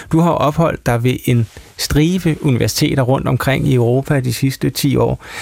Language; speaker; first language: Danish; native; Danish